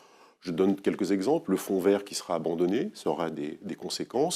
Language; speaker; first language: French; native; French